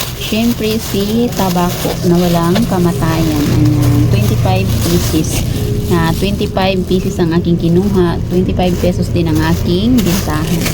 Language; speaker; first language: Filipino; non-native, local second language; Cebuano